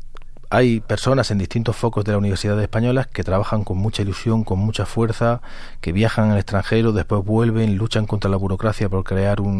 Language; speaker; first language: Spanish; native; Spanish